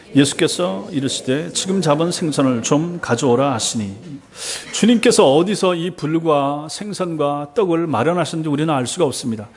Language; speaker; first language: Korean; native; Korean